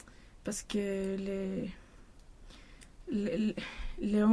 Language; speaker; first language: French; non-native, learner; Swedish